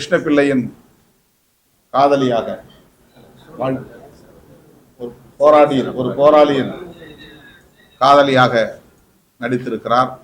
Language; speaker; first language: Tamil; native; Tamil